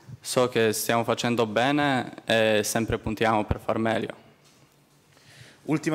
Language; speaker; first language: Italian; non-native, learner; Polish